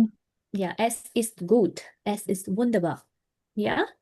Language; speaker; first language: German; non-native, fluent; Hindi